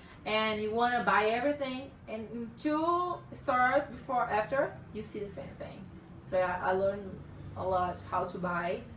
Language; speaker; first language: English; non-native, learner; Portuguese